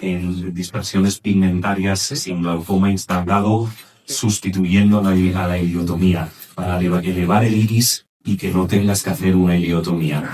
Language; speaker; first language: Spanish; native; Spanish